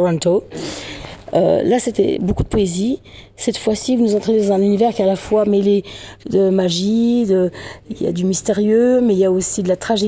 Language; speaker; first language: French; native; French